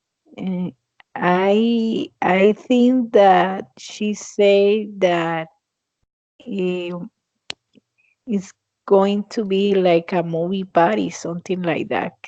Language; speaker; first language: English; non-native, fluent; Spanish